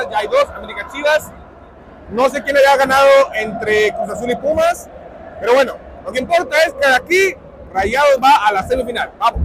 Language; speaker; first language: Spanish; native; Spanish